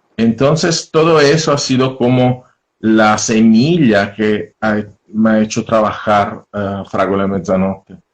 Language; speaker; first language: Spanish; non-native, fluent; Italian